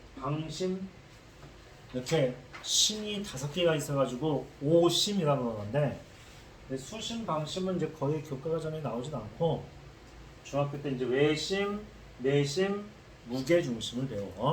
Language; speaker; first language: Korean; native; Korean